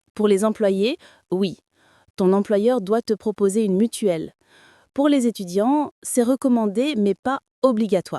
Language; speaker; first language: French; non-native, fluent; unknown